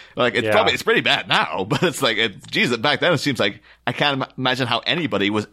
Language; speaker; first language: English; native; English